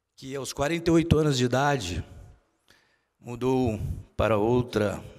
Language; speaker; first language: Portuguese; native; Portuguese